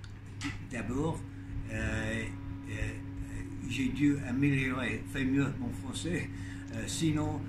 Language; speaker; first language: French; non-native, learner; English